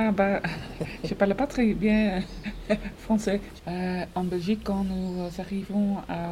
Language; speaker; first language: French; non-native, learner; Dutch